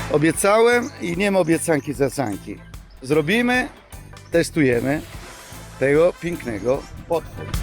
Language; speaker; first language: Polish; non-native, fluent; Italian